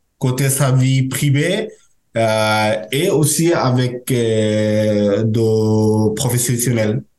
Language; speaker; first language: French; non-native, learner; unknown